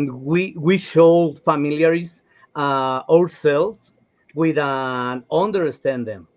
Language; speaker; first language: English; non-native, learner; Spanish